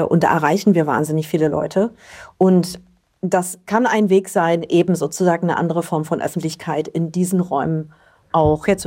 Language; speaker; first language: German; native; German